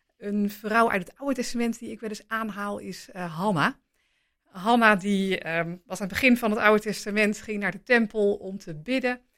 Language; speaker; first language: Dutch; native; Dutch